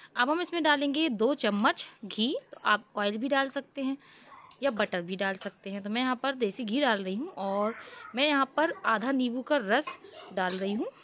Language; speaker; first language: Hindi; native; Hindi